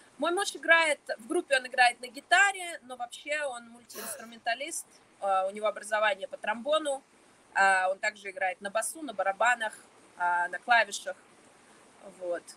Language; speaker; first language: Russian; native; Russian